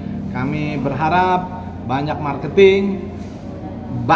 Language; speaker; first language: Indonesian; native; Indonesian